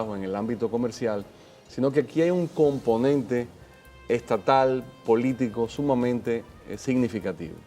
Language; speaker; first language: Spanish; native; Spanish